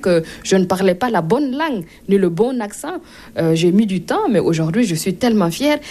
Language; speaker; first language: French; non-native, local second language; Mossi